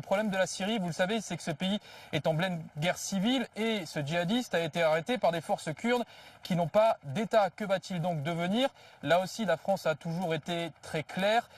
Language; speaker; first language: French; native; French